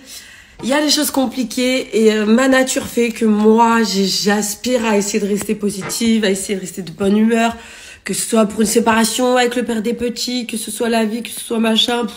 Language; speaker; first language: French; native; French